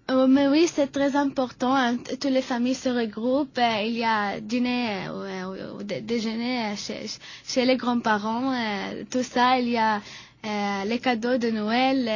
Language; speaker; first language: French; non-native, learner; Arabic